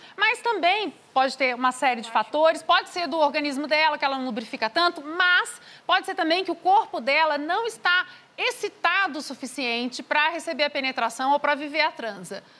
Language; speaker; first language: Portuguese; native; Portuguese